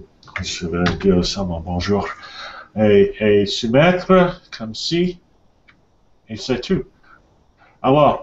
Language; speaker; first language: French; non-native, learner; English